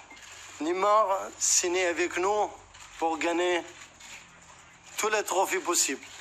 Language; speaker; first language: French; non-native, learner; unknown